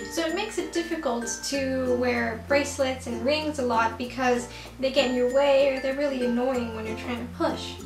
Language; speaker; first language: English; native; English